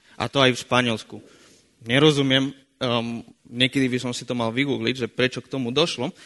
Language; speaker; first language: Slovak; non-native, fluent; Spanish